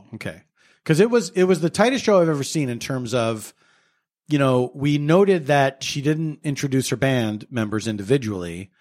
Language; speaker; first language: English; native; English